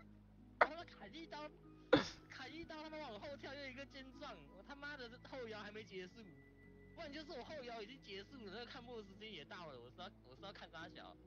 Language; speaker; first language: Chinese; native; Chinese